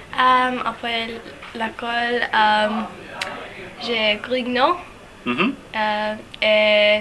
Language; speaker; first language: French; non-native, learner; English